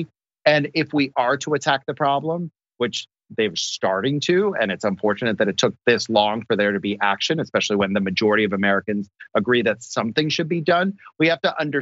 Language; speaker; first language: English; native; English